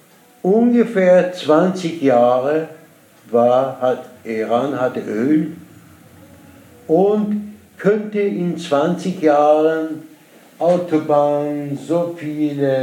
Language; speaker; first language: German; non-native, learner; Persian